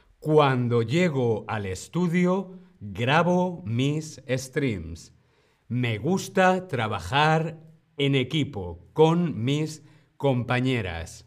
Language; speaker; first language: Spanish; non-native, fluent; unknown